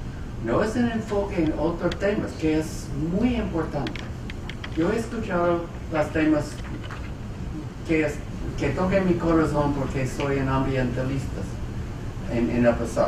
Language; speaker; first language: Spanish; non-native, fluent; English